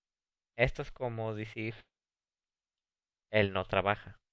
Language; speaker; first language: Spanish; early bilingual, heritage; Spanish